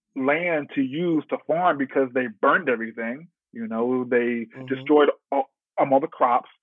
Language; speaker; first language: English; native; English